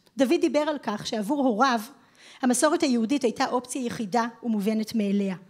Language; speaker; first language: Hebrew; native; Hebrew